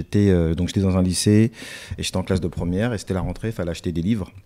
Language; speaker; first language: French; native; French